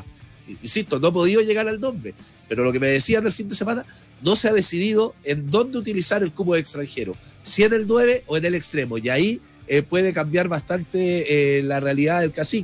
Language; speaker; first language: Spanish; native; Spanish